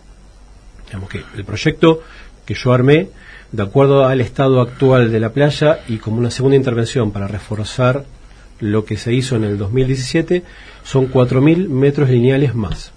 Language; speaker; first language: Spanish; native; Spanish